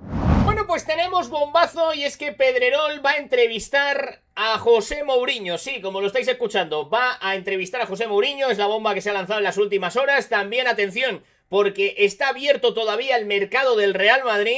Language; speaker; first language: Spanish; native; Spanish